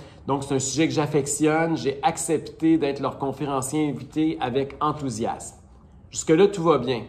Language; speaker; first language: French; native; French